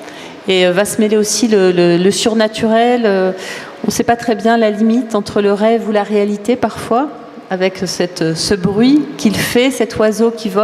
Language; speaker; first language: French; native; French